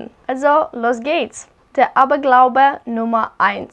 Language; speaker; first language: German; non-native, learner; Russian